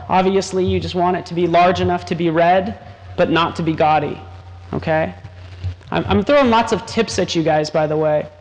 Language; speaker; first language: English; native; English